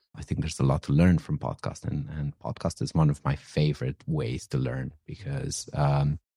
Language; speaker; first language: English; non-native, fluent; Romanian